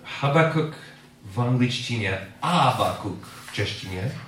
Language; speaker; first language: Czech; non-native, learner; English